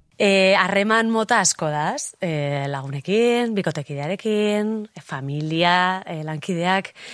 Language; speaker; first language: Basque; native; Basque